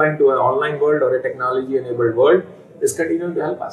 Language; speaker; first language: English; non-native, local second language; Hindi